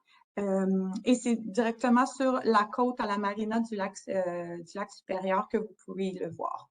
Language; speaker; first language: French; native; French